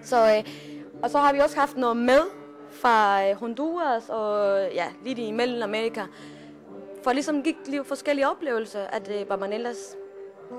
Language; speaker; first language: Danish; non-native, fluent; Spanish